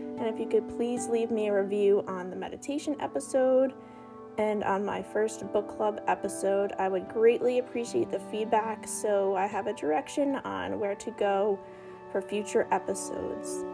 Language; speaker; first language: English; native; English